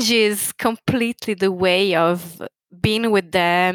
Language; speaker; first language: English; non-native, fluent; Italian